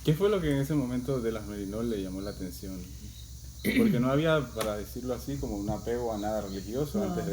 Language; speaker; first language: Spanish; native; Spanish